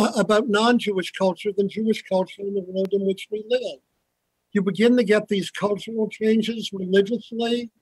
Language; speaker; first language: English; native; English